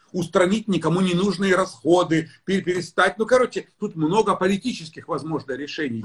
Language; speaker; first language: Russian; native; Russian